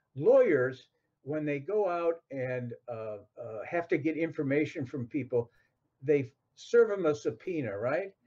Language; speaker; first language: English; native; English